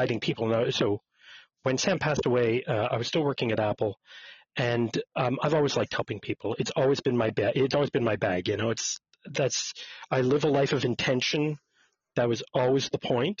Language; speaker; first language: English; native; English